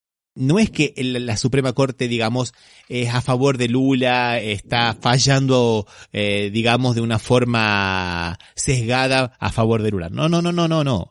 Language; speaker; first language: Spanish; native; Spanish